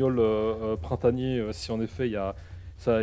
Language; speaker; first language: French; native; French